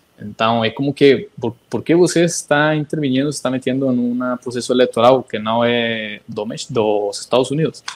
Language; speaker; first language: Portuguese; non-native, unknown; Spanish